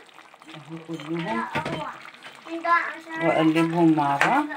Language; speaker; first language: Arabic; native; Arabic